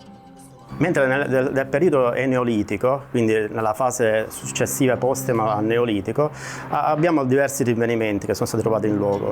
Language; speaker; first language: Italian; native; Italian